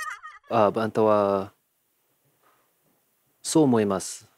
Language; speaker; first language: Japanese; non-native, learner; Chinese